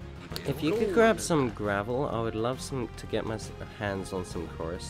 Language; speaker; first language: English; native; English